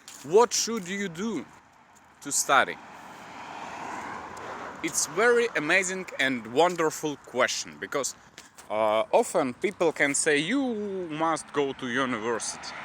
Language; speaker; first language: English; non-native, learner; Russian